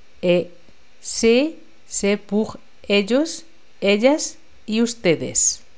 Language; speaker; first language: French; non-native, fluent; Spanish